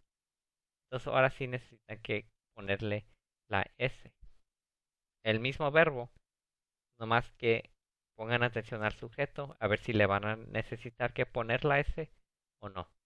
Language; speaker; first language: Spanish; early bilingual, other home language; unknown